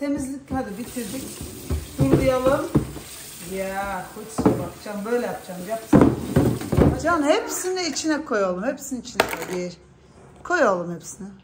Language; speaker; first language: Turkish; early bilingual, heritage; Turkish